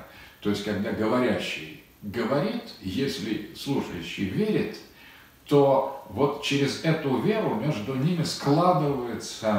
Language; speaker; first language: Russian; native; Russian